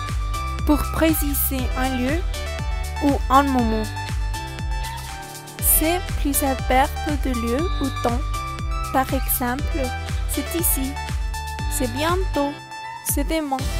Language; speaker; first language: French; non-native, learner; Spanish